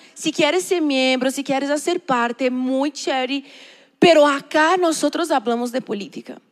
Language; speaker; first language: Spanish; non-native, learner; Portuguese